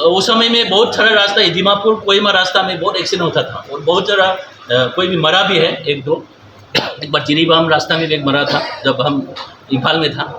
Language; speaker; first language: Hindi; non-native, local second language; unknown